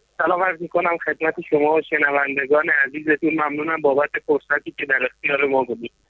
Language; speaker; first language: Persian; non-native, local second language; Kurdish